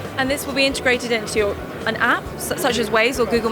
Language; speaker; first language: English; native; English